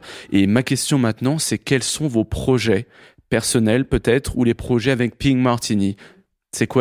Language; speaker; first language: French; native; French